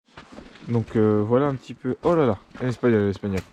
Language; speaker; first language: French; native; French